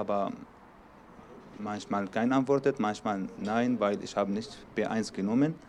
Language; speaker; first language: German; non-native, learner; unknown